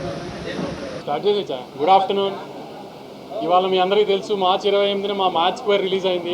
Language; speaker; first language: Telugu; native; Telugu